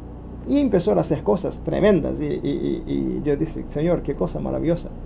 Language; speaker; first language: Spanish; non-native, fluent; Portuguese